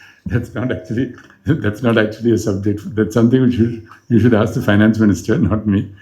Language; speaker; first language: English; non-native, local second language; Malayalam